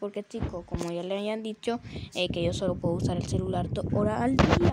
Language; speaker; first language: Spanish; native; Spanish